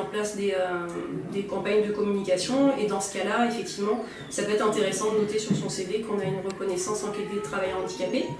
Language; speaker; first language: French; native; French